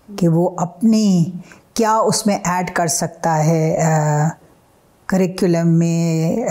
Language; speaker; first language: Urdu; native; Urdu